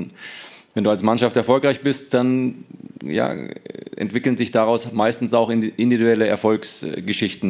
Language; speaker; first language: German; native; German